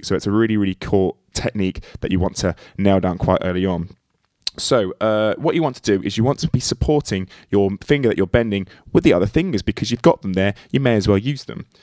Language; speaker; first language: English; native; English